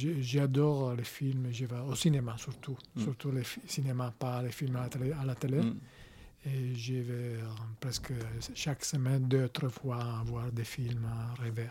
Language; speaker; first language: French; non-native, learner; Italian